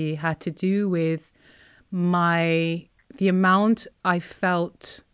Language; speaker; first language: English; non-native, fluent; Arabic